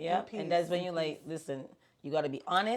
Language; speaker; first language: English; native; English